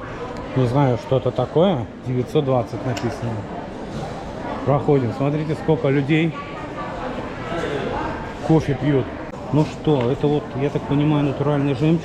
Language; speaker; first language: Russian; native; Russian